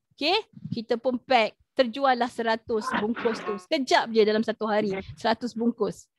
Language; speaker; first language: Malay; native; Malay